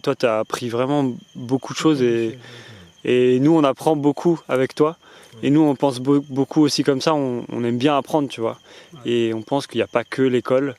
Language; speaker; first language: French; native; French